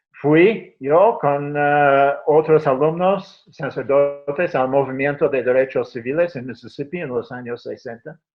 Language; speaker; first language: Spanish; non-native, fluent; English